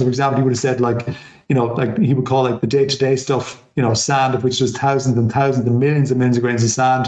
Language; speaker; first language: English; native; English